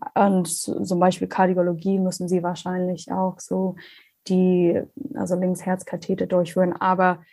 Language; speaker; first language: German; non-native, learner; English